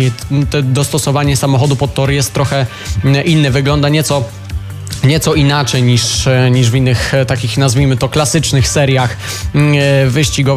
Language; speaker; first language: Polish; native; Polish